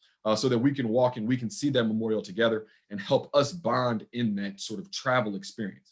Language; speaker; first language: English; native; English